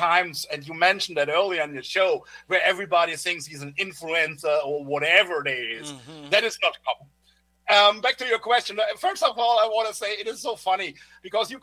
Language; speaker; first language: English; non-native, fluent; German